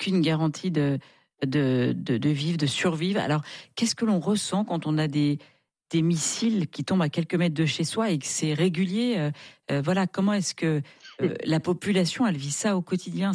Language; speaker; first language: French; native; French